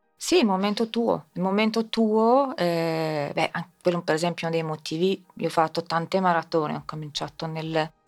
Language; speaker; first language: Italian; native; Italian